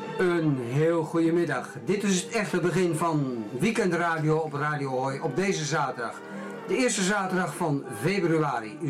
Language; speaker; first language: Dutch; native; Dutch